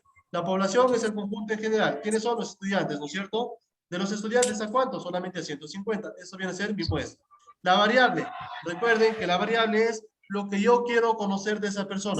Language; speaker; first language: Spanish; native; Spanish